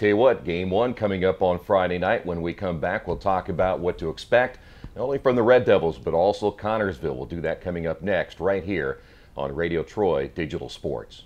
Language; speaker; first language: English; native; English